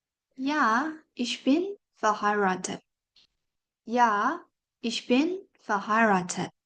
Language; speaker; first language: German; non-native, fluent; Burmese